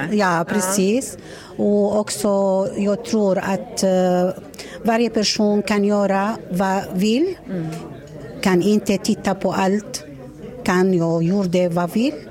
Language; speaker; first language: Swedish; non-native, learner; Arabic